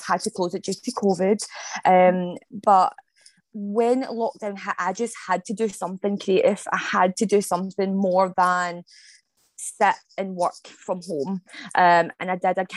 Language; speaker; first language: English; native; English